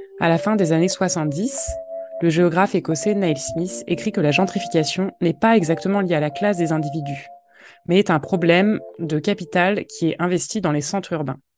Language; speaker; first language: French; native; French